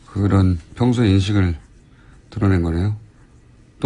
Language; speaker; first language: Korean; native; Korean